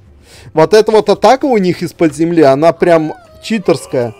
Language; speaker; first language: Russian; native; Russian